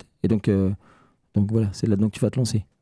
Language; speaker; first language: French; native; French